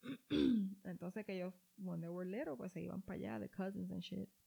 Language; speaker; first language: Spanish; early bilingual, heritage; Spanish